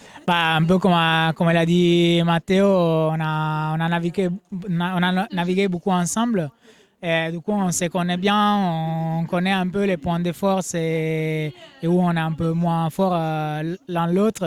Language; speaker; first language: French; non-native, fluent; Italian